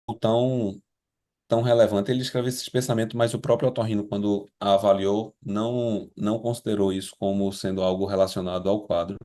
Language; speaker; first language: Portuguese; native; Portuguese